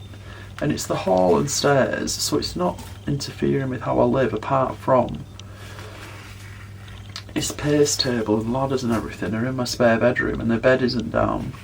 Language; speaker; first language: English; native; English